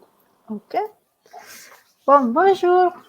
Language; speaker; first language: French; non-native, learner; Italian